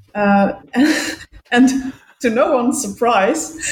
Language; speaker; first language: English; non-native, fluent; Dutch